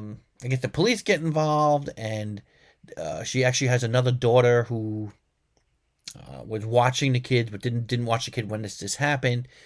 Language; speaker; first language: English; native; English